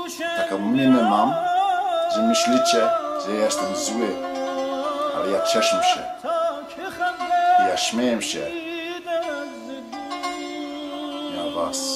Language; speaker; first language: Polish; early bilingual, heritage; English